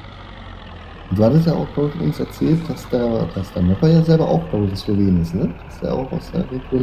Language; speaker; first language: German; native; German